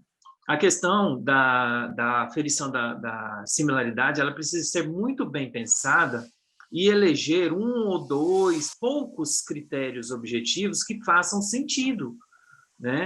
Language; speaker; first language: Portuguese; native; Portuguese